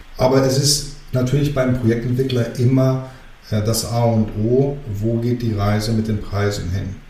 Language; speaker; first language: German; early bilingual, other home language; Greek